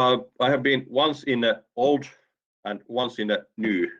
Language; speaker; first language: English; non-native, fluent; Finnish